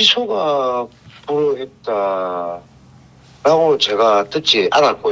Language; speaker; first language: Korean; native; Korean